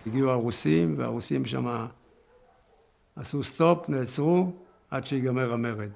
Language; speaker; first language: Hebrew; early bilingual, other home language; Yiddish